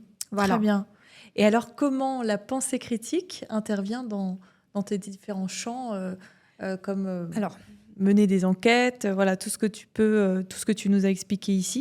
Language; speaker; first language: French; native; French